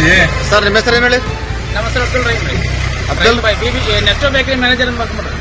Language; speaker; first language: Kannada; non-native, local second language; Malayalam